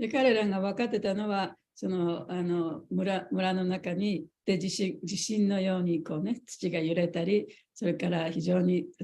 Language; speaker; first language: Japanese; native; Japanese